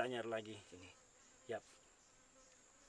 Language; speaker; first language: Indonesian; native; Indonesian